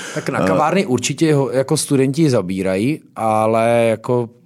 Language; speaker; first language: Czech; native; Czech